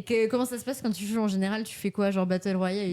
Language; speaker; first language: French; native; French